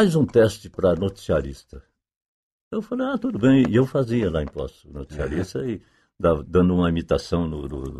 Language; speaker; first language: Portuguese; native; Portuguese